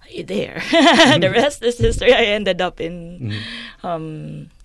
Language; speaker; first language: English; non-native, local second language; Filipino